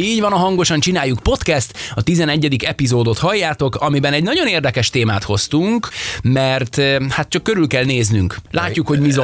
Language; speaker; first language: Hungarian; native; Hungarian